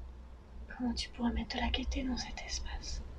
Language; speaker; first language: French; native; French